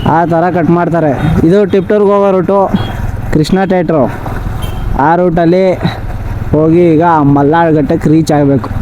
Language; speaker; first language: Kannada; non-native, local second language; Marathi